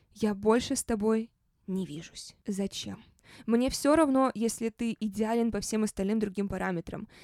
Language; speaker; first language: Russian; native; Russian